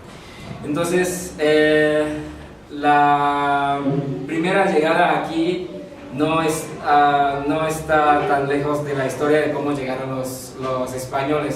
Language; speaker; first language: Spanish; non-native, fluent; Javanese